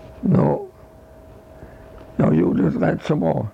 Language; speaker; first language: English; non-native, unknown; Swedish